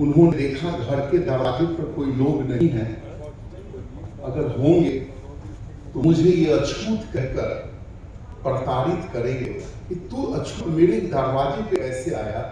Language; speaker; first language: Hindi; native; Hindi